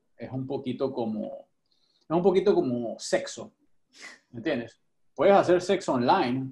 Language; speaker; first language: Spanish; native; Spanish